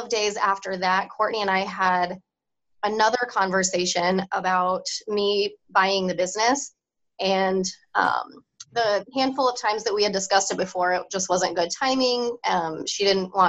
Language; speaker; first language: English; native; English